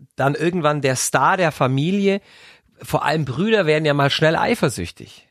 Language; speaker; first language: German; native; German